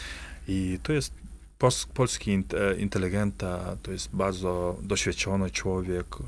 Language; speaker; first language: Polish; non-native, fluent; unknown